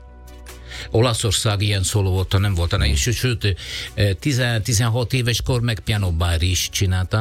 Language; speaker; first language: Hungarian; non-native, learner; Italian